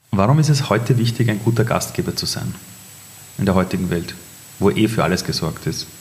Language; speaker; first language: German; early bilingual, other home language; Persian